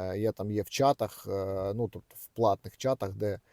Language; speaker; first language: Ukrainian; non-native, local second language; Russian